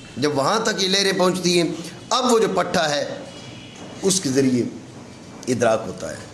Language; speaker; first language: Urdu; non-native, local second language; Punjabi